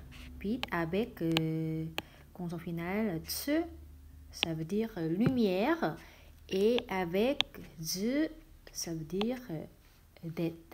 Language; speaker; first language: French; non-native, fluent; Korean